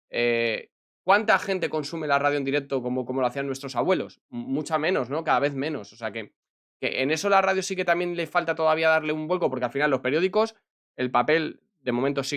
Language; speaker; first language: Spanish; native; Spanish